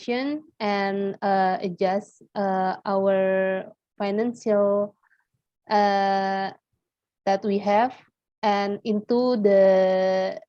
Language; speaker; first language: English; non-native, learner; Indonesian